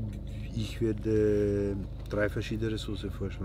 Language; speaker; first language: German; non-native, learner; Italian